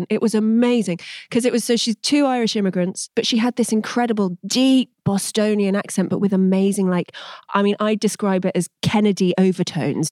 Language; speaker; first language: English; native; English